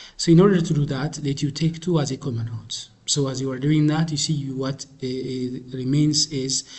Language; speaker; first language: English; non-native, local second language; Amharic